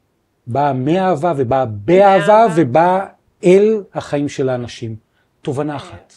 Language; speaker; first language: Hebrew; native; Hebrew